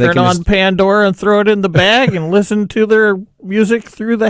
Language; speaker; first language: English; native; English